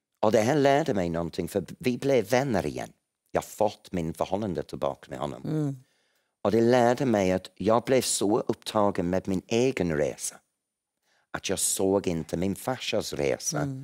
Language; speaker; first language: Swedish; non-native, fluent; English